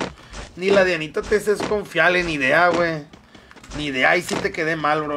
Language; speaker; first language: Spanish; native; Spanish